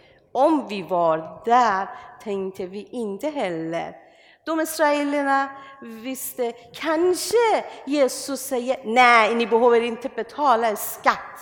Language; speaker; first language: Swedish; non-native, learner; Persian